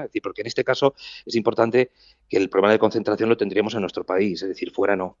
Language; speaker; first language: Spanish; native; Spanish